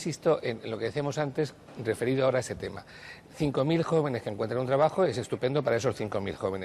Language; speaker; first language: Spanish; native; Spanish